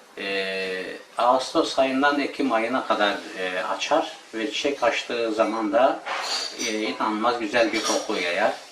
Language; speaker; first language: Turkish; native; Turkish